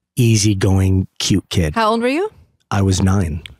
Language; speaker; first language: English; native; English